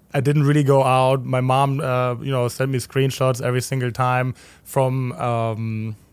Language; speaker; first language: English; non-native, fluent; German